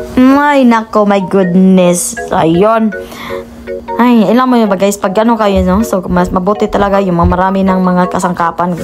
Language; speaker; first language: Filipino; non-native, local second language; Cebuano